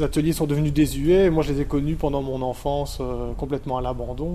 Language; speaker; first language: French; native; French